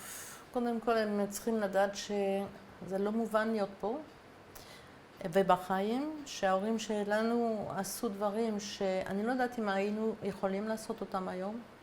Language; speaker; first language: Hebrew; non-native, fluent; French